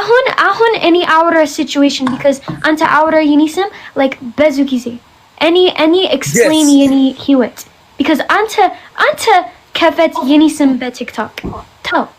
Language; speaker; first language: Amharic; early bilingual, heritage; English